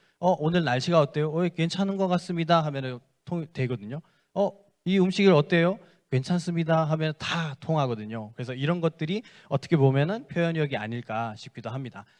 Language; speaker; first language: Korean; non-native, fluent; Nepali